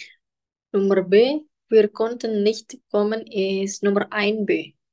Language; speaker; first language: German; non-native, learner; Indonesian